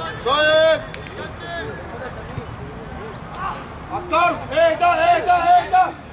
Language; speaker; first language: Arabic; native; Arabic